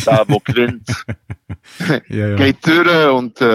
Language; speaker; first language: German; non-native, local second language; French